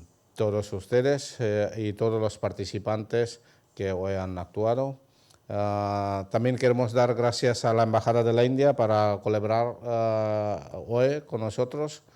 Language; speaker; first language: Spanish; non-native, fluent; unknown